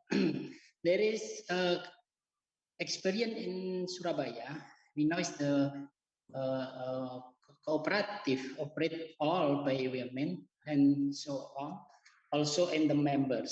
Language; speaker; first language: English; non-native, learner; Indonesian